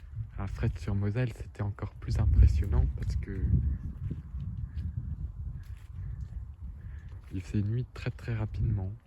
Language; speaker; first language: French; native; French